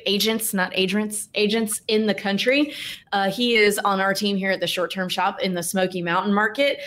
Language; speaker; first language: English; native; English